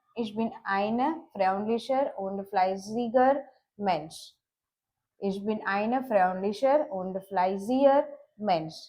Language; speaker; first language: German; non-native, learner; Gujarati